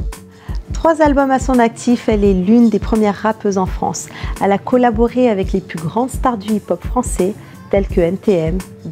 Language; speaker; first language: French; native; French